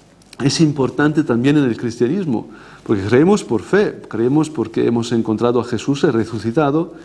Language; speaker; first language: Spanish; non-native, fluent; Italian